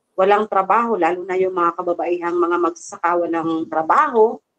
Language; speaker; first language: Filipino; non-native, local second language; Bikol